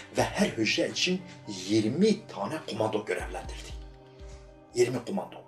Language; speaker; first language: Turkish; non-native, local second language; Kurdish